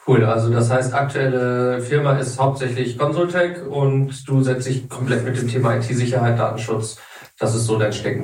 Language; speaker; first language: German; native; German